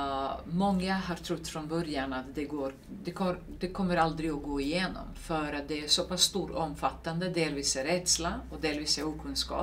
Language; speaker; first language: Swedish; non-native, fluent; Serbian